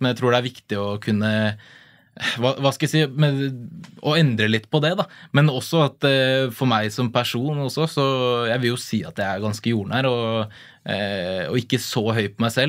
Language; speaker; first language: Norwegian; native; Norwegian